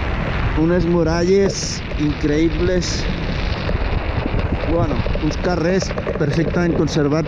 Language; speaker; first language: Catalan; native; Catalan